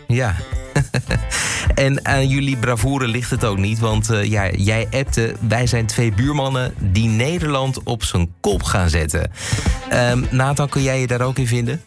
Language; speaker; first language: Dutch; native; Dutch